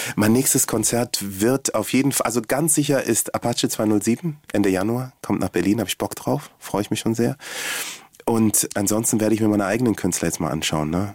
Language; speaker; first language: German; early bilingual, other home language; Swahili